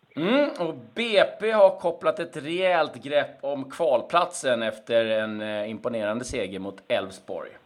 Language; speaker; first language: Swedish; native; Swedish